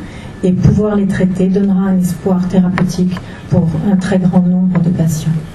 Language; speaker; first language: French; native; French